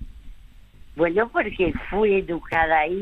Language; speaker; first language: Spanish; early bilingual, other home language; French